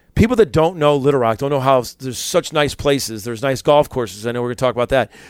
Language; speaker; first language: English; native; English